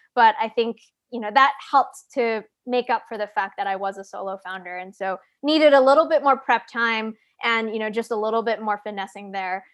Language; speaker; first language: English; native; English